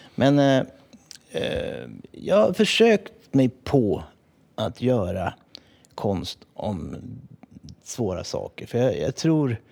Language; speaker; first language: Swedish; native; Swedish